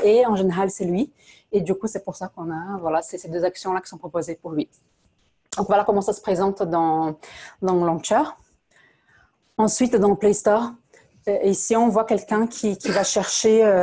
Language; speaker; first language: French; non-native, fluent; Portuguese